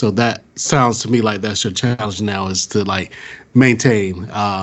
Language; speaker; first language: English; native; English